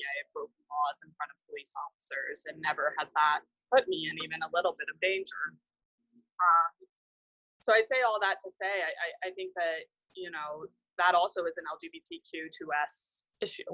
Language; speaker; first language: English; native; English